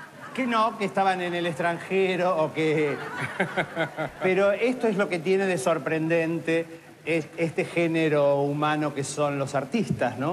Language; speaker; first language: Spanish; native; Spanish